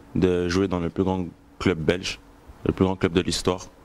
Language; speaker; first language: French; native; French